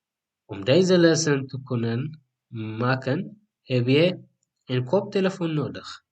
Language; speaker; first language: Dutch; non-native, fluent; Tigrinya